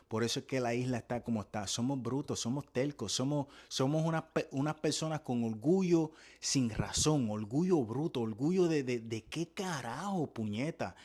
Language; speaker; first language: Spanish; early bilingual, other home language; English